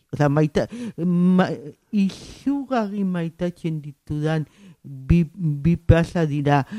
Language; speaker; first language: Basque; native; Basque